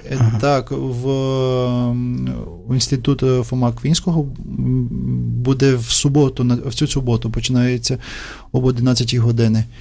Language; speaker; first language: Ukrainian; non-native, fluent; Portuguese